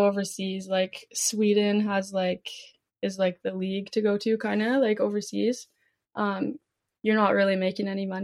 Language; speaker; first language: English; native; English